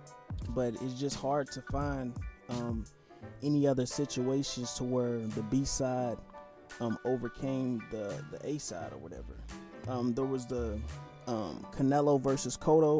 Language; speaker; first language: English; native; English